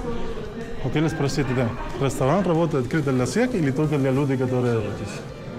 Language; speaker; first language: Russian; non-native, learner; Spanish